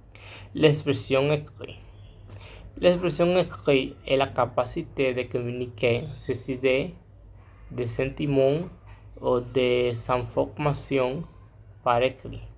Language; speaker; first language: French; non-native, learner; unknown